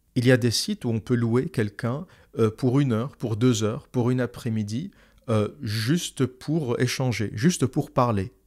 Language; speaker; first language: French; native; French